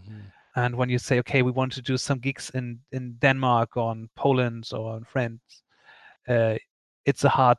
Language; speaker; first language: English; non-native, fluent; German